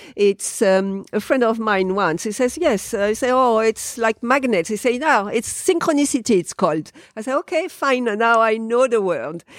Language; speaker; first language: English; non-native, fluent; French